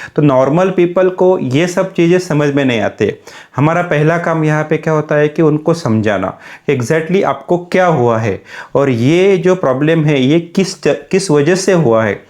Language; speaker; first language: Hindi; non-native, local second language; Marathi